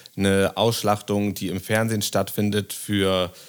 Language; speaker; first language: German; native; German